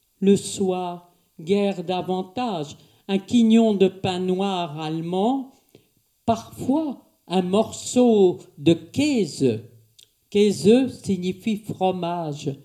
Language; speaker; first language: French; native; French